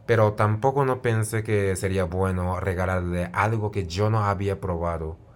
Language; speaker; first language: Spanish; non-native, fluent; Japanese